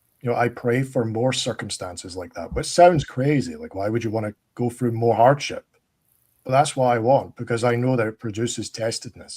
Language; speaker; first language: English; native; English